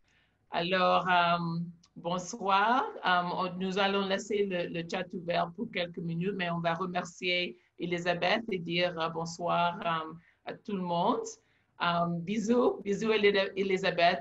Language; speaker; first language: French; non-native, local second language; English